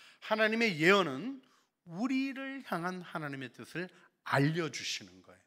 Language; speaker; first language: Korean; native; Korean